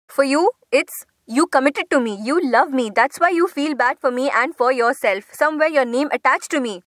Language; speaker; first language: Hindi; non-native, local second language; Bangla